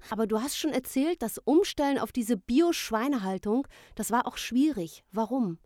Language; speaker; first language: German; native; German